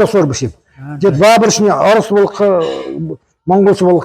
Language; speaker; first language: Mongolian; non-native, learner; Buriat